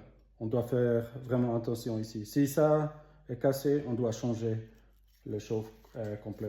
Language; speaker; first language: French; non-native, local second language; German